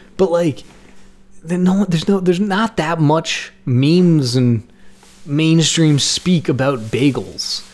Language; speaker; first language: English; native; English